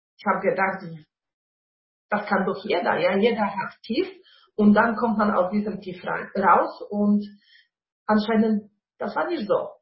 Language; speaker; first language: German; non-native, fluent; Polish